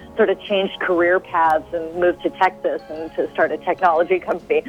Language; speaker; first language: English; native; English